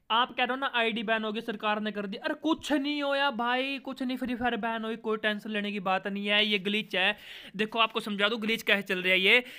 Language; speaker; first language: Hindi; native; Hindi